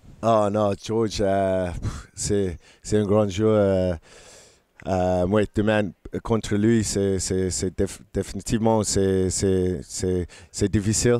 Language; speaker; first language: French; non-native, fluent; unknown